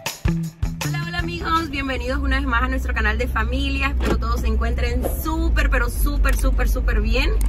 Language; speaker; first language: Spanish; native; Spanish